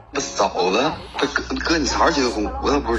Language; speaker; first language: Chinese; native; Chinese